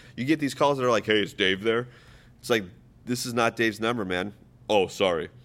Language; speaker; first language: English; native; English